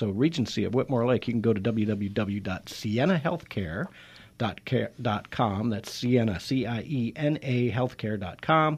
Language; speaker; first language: English; native; English